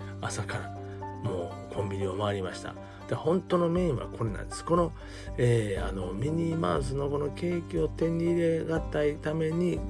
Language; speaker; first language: Japanese; native; Japanese